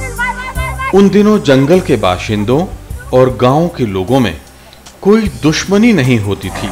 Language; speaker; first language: Hindi; native; Hindi